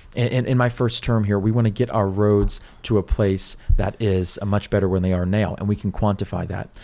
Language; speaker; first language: English; native; English